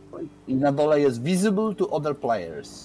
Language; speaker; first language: Polish; native; Polish